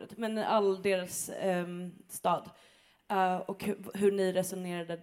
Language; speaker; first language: Swedish; early bilingual, other home language; Kurdish